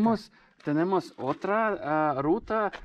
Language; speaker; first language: Spanish; non-native, learner; English